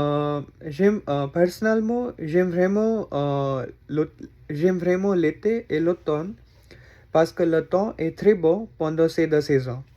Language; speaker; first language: French; non-native, learner; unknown